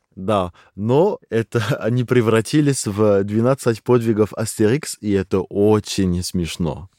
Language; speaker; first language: Russian; non-native, fluent; French